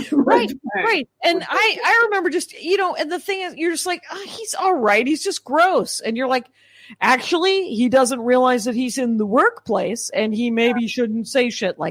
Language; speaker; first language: English; native; English